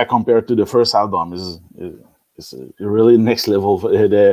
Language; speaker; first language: English; non-native, learner; French